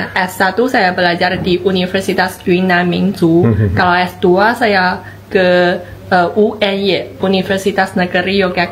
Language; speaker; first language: Indonesian; non-native, fluent; Chinese